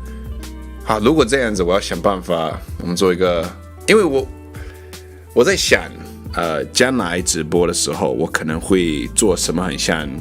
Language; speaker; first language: Chinese; non-native, learner; English